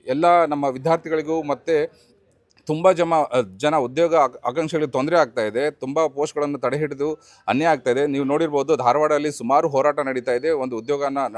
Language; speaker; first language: Kannada; non-native, local second language; Lambadi